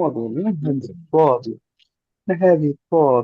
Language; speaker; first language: Arabic; non-native, learner; Bangla